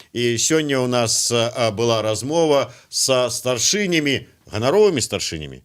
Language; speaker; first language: Belarusian; native; Belarusian